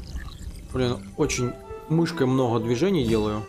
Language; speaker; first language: Russian; native; Russian